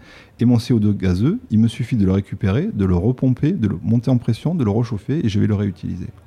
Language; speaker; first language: French; native; French